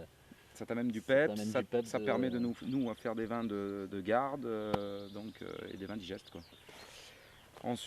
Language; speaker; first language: French; native; French